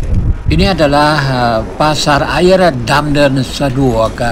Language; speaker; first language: Malay; native; Malay